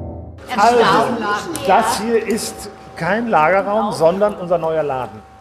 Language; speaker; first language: German; native; German